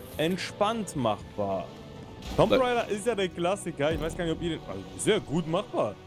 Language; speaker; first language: German; native; German